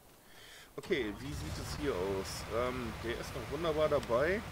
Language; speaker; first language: German; native; German